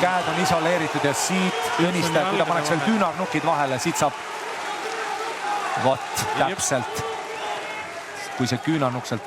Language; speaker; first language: Estonian; native; Estonian